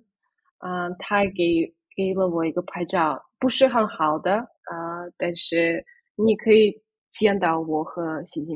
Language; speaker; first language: Chinese; non-native, fluent; Russian